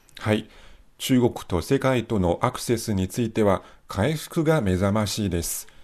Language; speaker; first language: Japanese; non-native, fluent; Chinese